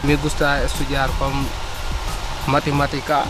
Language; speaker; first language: Spanish; non-native, learner; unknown